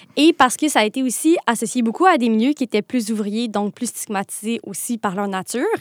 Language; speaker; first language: French; native; French